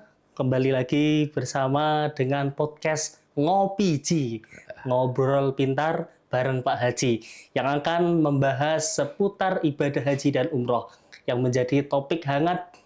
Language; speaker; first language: Indonesian; native; Indonesian